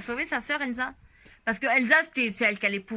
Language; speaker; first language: French; native; French